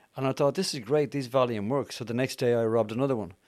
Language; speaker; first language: English; native; English